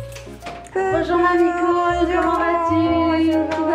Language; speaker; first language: French; native; French